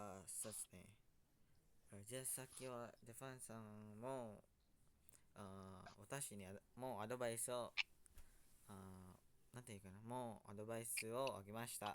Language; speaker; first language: Japanese; non-native, learner; Indonesian